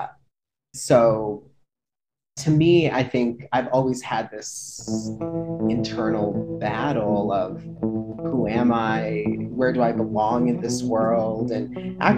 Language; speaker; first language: English; early bilingual, other home language; Spanish